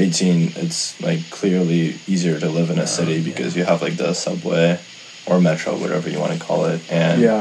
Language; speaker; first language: English; non-native, fluent; Russian